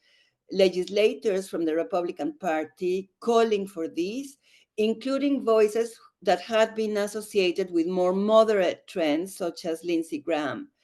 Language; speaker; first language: English; non-native, fluent; Spanish